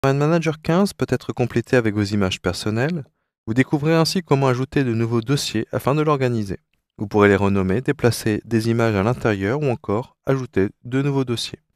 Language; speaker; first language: French; native; French